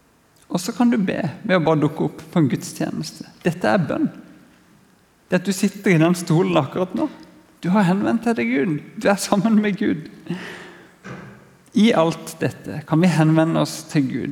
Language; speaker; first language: Norwegian; native; Norwegian